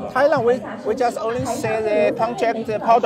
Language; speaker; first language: English; non-native, learner; Chinese